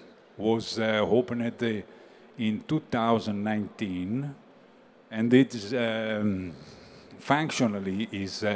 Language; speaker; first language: English; non-native, learner; Italian